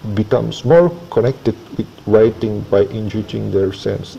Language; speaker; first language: English; non-native, fluent; Indonesian